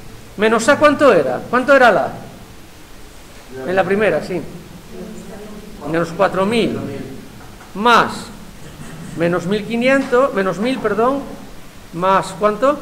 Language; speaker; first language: Spanish; native; Spanish